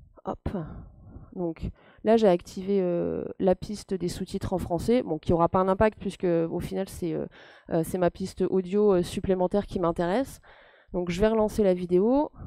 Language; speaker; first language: French; native; French